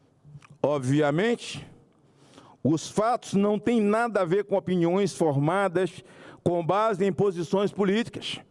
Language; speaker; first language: Portuguese; native; Portuguese